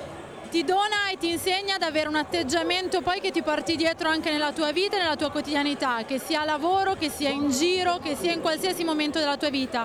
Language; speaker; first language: Italian; native; Italian